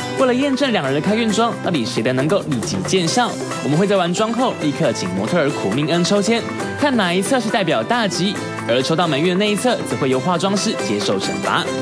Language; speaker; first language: Chinese; native; Chinese